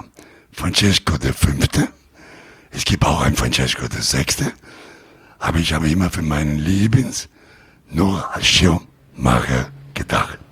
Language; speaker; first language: German; non-native, learner; Italian